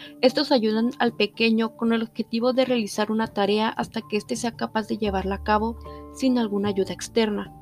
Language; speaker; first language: Spanish; native; Spanish